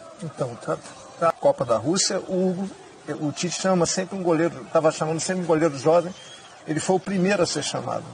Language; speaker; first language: Portuguese; native; Portuguese